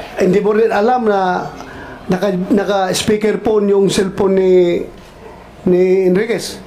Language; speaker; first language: Filipino; non-native, local second language; Cebuano